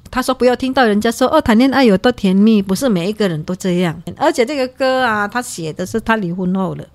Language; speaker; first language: Chinese; non-native, fluent; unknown